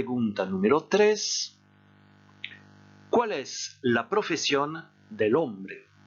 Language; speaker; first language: Spanish; non-native, fluent; French